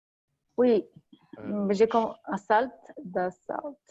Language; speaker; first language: French; non-native, learner; Portuguese